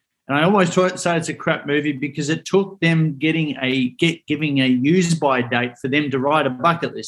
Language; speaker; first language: English; native; English